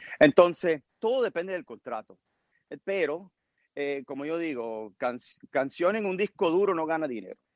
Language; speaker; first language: Spanish; early bilingual, heritage; Spanish